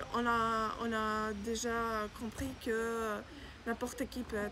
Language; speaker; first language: French; non-native, learner; Ukrainian